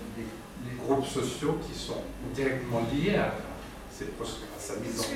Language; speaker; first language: French; native; French